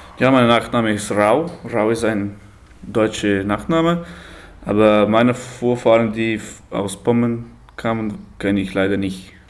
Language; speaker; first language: German; early bilingual, heritage; German